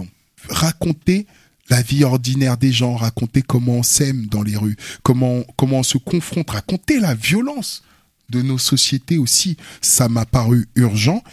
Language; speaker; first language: French; early bilingual, other home language; Wolof